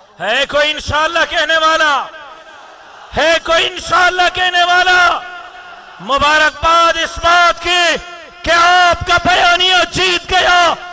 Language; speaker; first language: Urdu; non-native, local second language; Sindhi